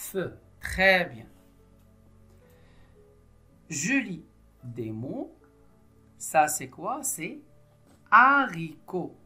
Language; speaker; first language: French; non-native, local second language; Arabic